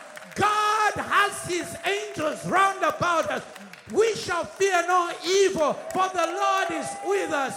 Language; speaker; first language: English; native; English